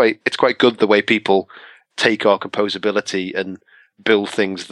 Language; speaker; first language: English; native; English